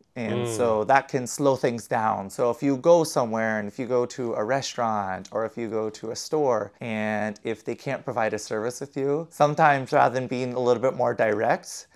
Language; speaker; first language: English; native; English